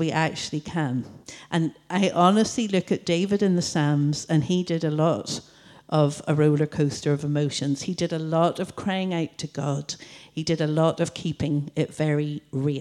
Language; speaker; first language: English; native; English